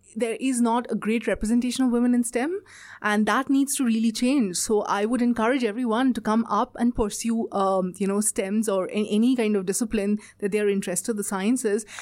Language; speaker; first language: English; non-native, local second language; Bangla